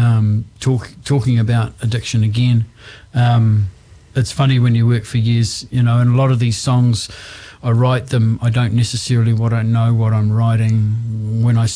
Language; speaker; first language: English; native; English